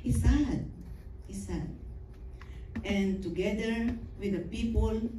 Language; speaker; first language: English; non-native, local second language; Filipino